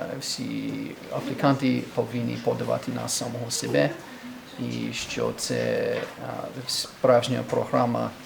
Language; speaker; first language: Ukrainian; non-native, learner; English